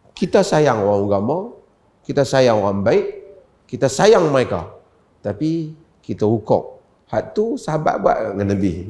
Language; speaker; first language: Malay; native; Malay